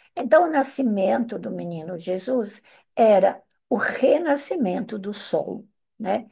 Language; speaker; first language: Portuguese; non-native, fluent; Italian